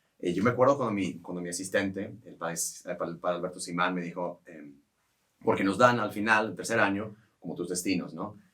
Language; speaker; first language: Spanish; non-native, fluent; English